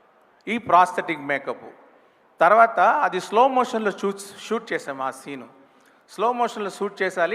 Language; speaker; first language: Telugu; non-native, learner; Tamil